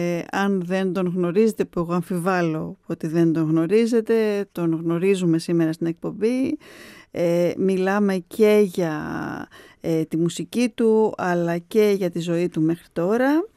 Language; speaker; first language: Greek; native; Greek